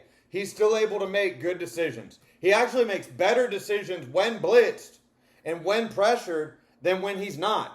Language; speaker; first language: English; native; English